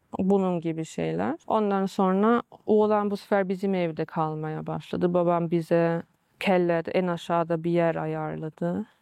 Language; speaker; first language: Turkish; early bilingual, heritage; Turkish